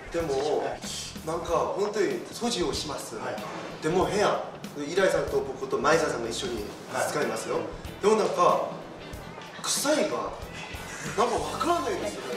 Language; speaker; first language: Japanese; non-native, learner; Korean